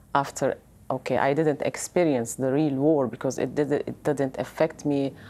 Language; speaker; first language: English; non-native, fluent; Arabic